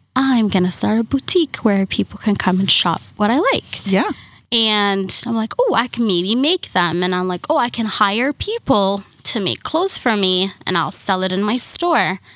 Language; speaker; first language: English; early bilingual, other home language; Somali